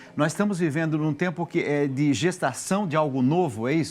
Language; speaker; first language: Portuguese; native; Portuguese